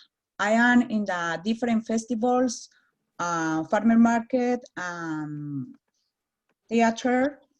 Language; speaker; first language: English; non-native, learner; Spanish